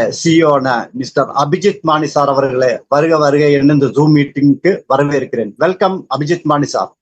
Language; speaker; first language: Tamil; native; Tamil